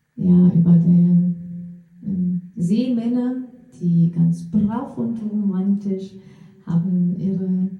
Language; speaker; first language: German; non-native, fluent; Russian